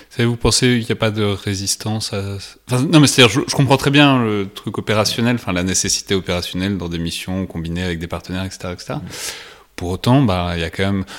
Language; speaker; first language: French; native; French